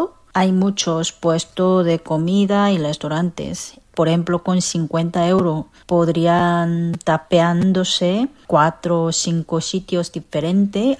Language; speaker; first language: Spanish; non-native, fluent; Korean